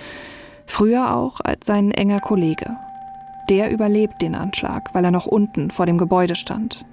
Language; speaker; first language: German; native; German